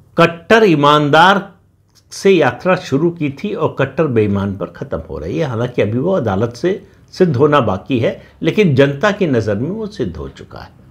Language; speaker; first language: Hindi; native; Hindi